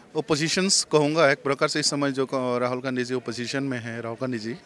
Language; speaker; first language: Hindi; non-native, local second language; Chakma